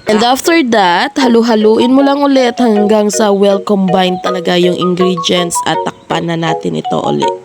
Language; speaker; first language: Filipino; non-native, local second language; Cebuano